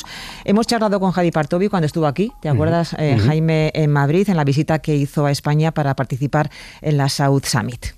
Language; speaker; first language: Spanish; native; Spanish